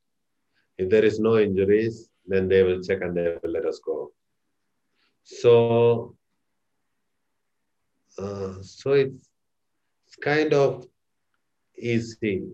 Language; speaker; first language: English; non-native, local second language; Malayalam